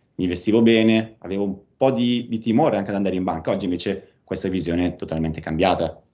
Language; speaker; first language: Italian; native; Italian